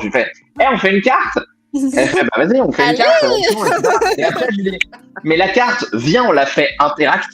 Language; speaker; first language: French; native; French